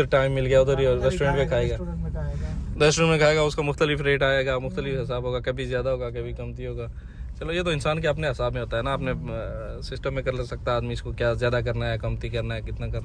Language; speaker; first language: Hindi; native; Hindi